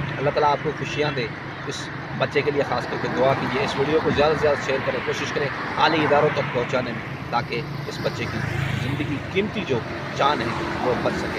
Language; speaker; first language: Urdu; non-native, local second language; Sindhi